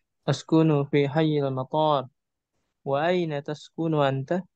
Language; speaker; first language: Arabic; non-native, learner; Indonesian